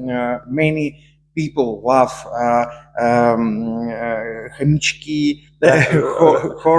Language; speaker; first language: English; non-native, learner; Russian